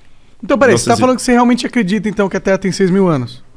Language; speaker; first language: Portuguese; native; Portuguese